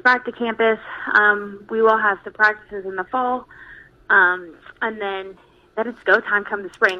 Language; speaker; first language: English; native; English